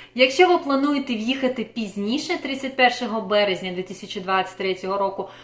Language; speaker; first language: Ukrainian; non-native, local second language; Russian